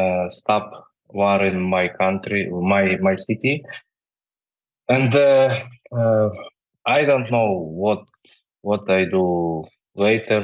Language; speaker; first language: English; non-native, learner; Ukrainian